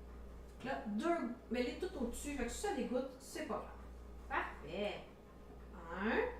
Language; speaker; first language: French; native; French